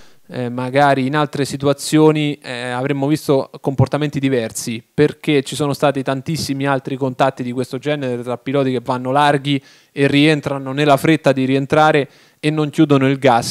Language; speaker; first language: Italian; native; Italian